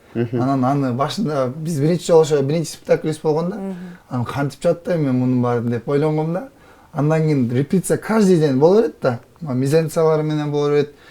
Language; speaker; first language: Kyrgyz; native; Kyrgyz